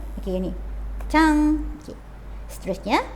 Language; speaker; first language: Malay; native; Malay